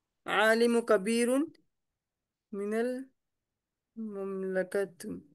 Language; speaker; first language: Arabic; non-native, learner; Urdu